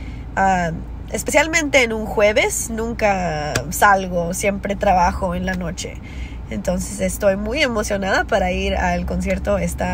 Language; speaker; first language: Spanish; early bilingual, heritage; Spanish